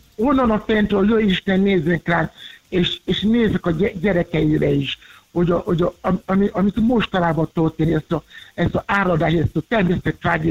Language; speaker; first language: Hungarian; non-native, learner; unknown